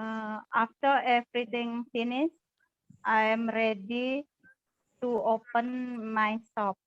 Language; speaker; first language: English; non-native, learner; Indonesian